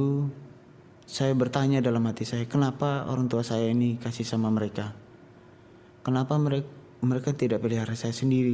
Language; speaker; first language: Indonesian; non-native, local second language; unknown